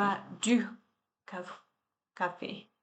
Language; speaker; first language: French; non-native, learner; Chinese